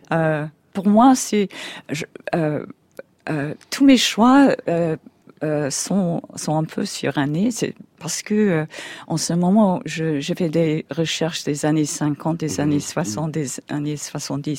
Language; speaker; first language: French; non-native, fluent; English